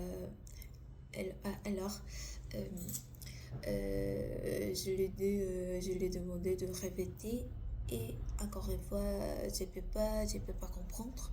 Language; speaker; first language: French; non-native, learner; Korean